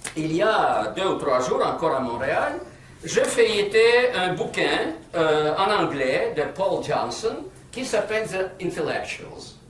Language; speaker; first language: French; non-native, fluent; Russian